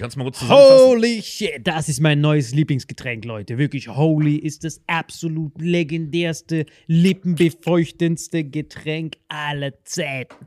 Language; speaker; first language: German; native; German